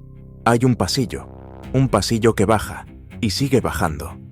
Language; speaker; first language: Spanish; native; Spanish